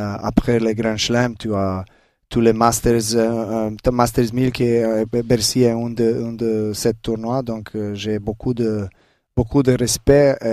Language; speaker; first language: French; non-native, learner; Serbian